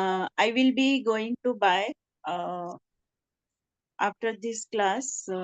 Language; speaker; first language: English; non-native, learner; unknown